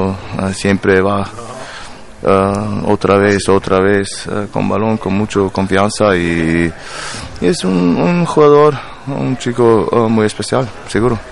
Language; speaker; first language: Spanish; non-native, learner; German